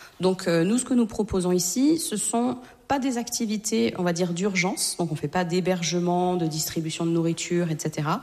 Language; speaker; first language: French; native; French